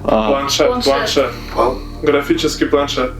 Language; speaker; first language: Russian; native; Russian